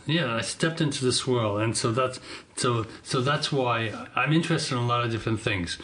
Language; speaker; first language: English; native; English